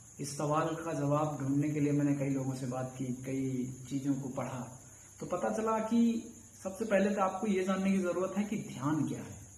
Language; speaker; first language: Hindi; native; Hindi